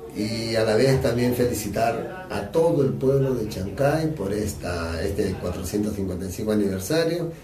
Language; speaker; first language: Spanish; native; Spanish